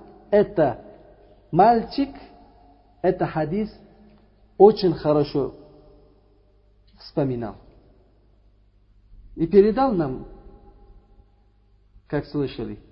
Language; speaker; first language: Russian; non-native, learner; Uzbek